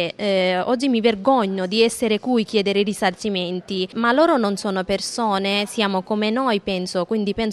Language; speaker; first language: Italian; non-native, fluent; Bangla